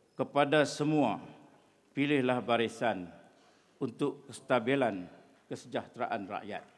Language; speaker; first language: Malay; native; Malay